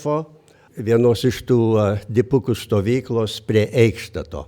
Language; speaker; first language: Lithuanian; native; Lithuanian